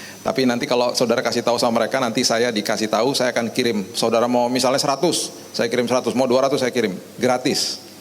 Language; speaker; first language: Indonesian; native; Indonesian